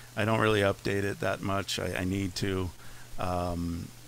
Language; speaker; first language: English; native; English